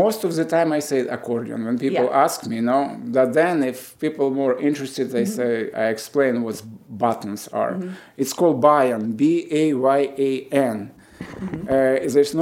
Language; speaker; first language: English; non-native, fluent; Romanian